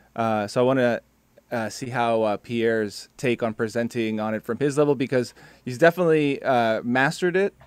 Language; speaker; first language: English; early bilingual, other home language; Spanish